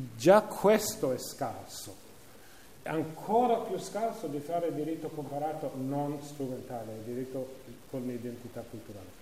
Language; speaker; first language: Italian; non-native, fluent; English